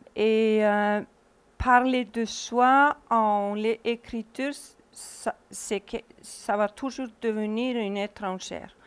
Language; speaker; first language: French; non-native, fluent; Icelandic